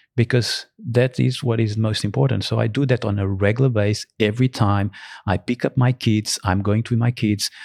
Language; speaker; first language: English; early bilingual, other home language; Portuguese